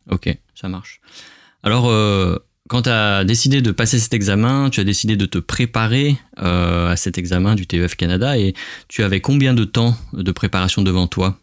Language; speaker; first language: French; native; French